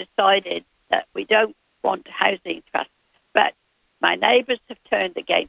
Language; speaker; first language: English; native; English